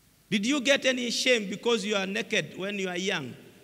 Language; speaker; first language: English; non-native, local second language; Swahili